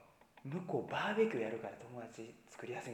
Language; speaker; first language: Japanese; native; Japanese